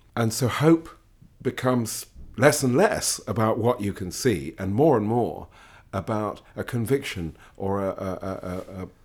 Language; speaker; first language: English; native; English